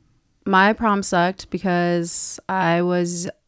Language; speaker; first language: English; native; English